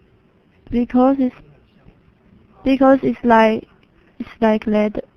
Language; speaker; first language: English; non-native, learner; Chinese